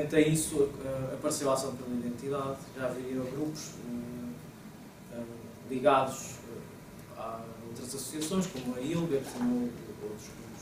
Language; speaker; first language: Portuguese; native; Portuguese